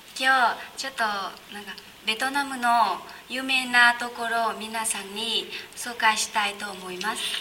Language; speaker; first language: Japanese; non-native, learner; Vietnamese